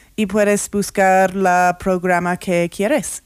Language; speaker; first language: Spanish; non-native, learner; English